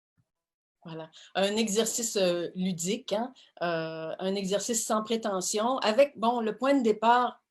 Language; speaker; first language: French; native; French